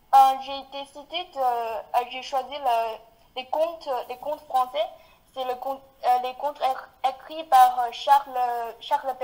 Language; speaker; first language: French; non-native, fluent; Chinese